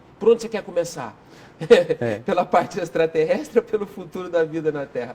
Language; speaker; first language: Portuguese; native; Portuguese